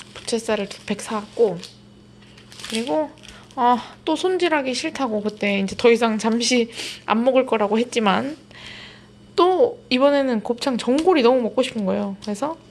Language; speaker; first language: Korean; native; Korean